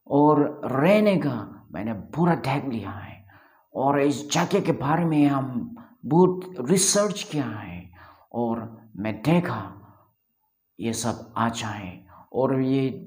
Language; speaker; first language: Hindi; non-native, local second language; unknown